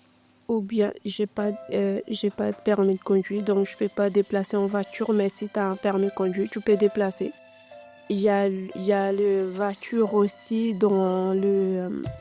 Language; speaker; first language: French; non-native, learner; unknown